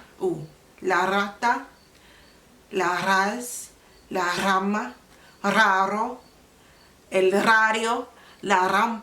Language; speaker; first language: Spanish; non-native, learner; English